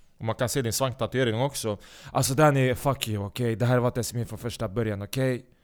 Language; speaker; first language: Swedish; early bilingual, other home language; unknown